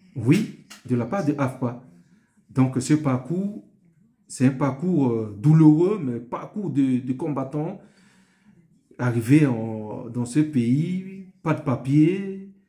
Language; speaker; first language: French; non-native, local second language; Sango